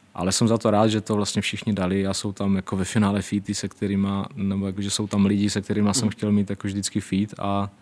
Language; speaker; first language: Czech; early bilingual, other home language; Ukrainian